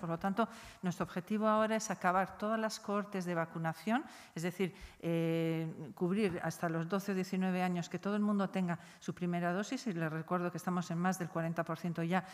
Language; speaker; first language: Spanish; native; Spanish